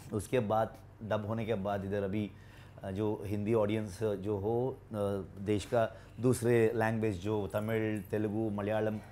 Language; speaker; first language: Hindi; non-native, local second language; Kannada